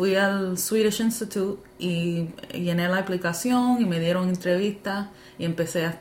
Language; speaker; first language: Spanish; early bilingual, heritage; Spanish